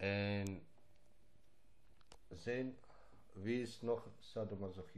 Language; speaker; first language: Dutch; non-native, local second language; Albanian